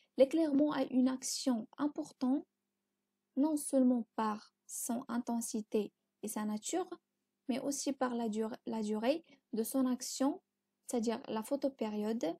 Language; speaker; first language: French; non-native, local second language; Arabic